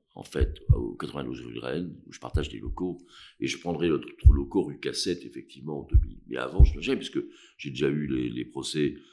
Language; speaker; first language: French; native; French